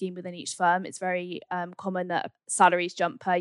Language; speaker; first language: English; native; English